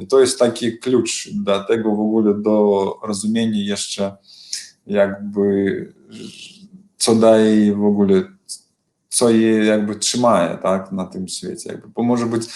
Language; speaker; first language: Polish; non-native, learner; Belarusian